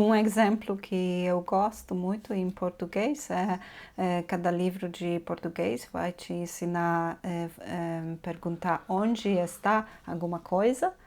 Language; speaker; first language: Portuguese; non-native, learner; Polish